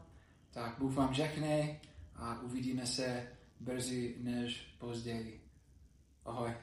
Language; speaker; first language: Czech; non-native, learner; English